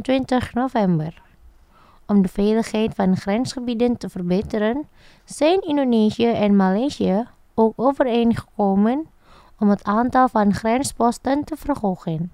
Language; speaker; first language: Dutch; non-native, fluent; Indonesian